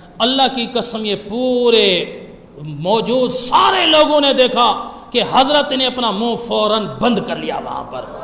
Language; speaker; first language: Urdu; non-native, local second language; Sindhi